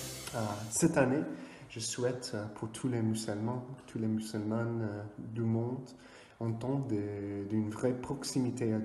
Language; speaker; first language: French; non-native, fluent; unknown